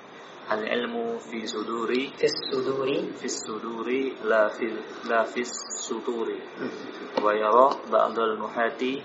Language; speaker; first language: Arabic; non-native, learner; Indonesian